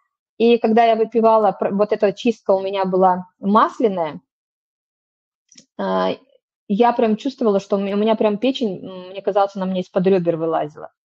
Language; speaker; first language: Russian; native; Russian